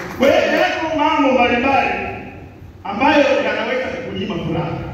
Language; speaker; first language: Swahili; native; Swahili